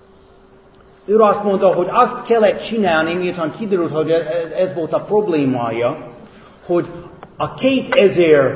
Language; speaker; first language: Hungarian; non-native, fluent; English